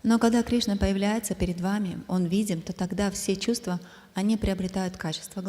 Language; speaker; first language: Russian; native; Russian